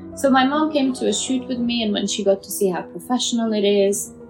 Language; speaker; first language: English; non-native, local second language; Persian